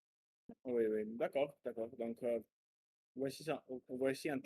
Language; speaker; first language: French; non-native, learner; Russian